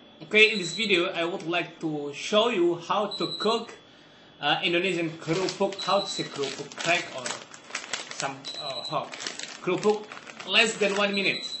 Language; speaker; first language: English; non-native, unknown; Javanese